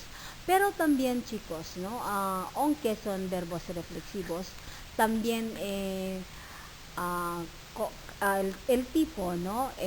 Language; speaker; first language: Spanish; non-native, fluent; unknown